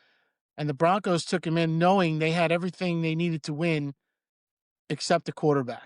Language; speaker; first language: English; native; English